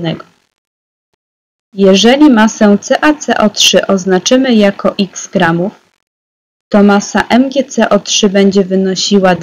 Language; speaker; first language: Polish; native; Polish